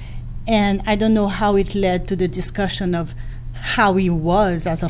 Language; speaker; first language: English; non-native, fluent; Haitian Creole